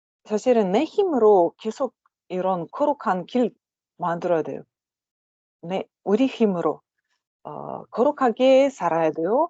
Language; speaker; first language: Korean; non-native, learner; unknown